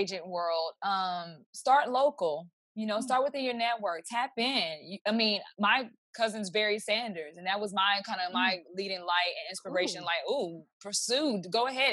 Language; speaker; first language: English; native; English